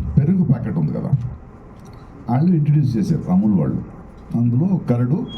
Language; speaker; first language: Telugu; non-native, local second language; Kannada